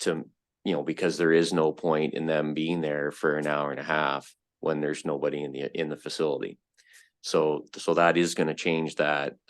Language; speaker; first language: English; native; English